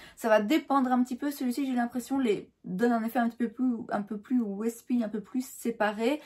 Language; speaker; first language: French; native; French